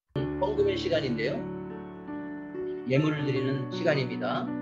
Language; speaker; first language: Korean; native; Korean